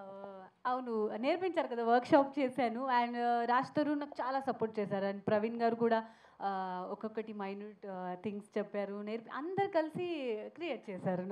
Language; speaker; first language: Telugu; non-native, learner; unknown